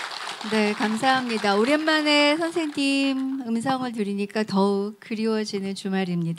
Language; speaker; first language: Korean; native; Korean